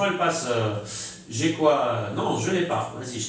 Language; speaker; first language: French; native; French